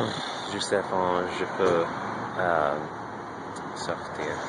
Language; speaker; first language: French; non-native, learner; English